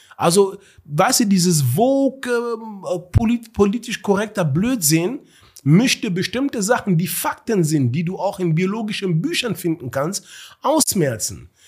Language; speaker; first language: German; early bilingual, other home language; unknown